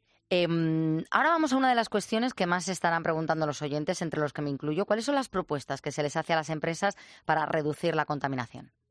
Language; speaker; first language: Spanish; native; Spanish